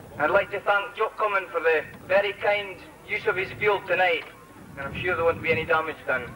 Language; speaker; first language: English; native; English